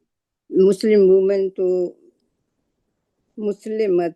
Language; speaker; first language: English; non-native, local second language; Urdu